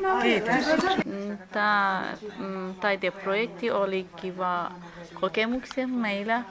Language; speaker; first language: Finnish; non-native, learner; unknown